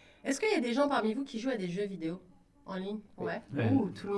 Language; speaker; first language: French; native; French